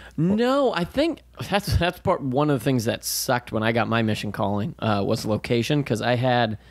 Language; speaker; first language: English; native; English